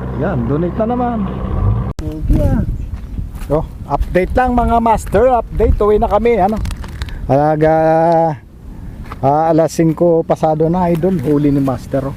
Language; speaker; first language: Filipino; native; Filipino